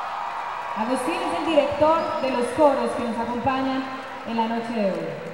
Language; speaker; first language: Spanish; native; Spanish